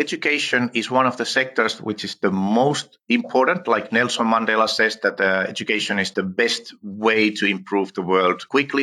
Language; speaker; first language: English; non-native, fluent; Finnish